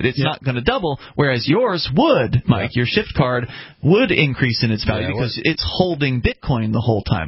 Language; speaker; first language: English; native; English